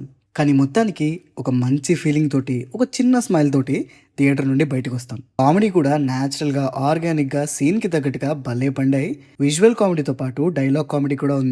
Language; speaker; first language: Telugu; native; Telugu